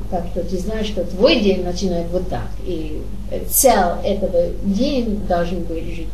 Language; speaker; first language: Russian; non-native, learner; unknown